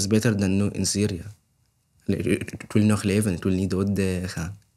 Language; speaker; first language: Dutch; non-native, learner; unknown